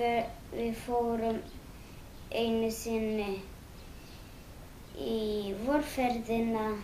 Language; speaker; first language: Icelandic; early bilingual, other home language; Russian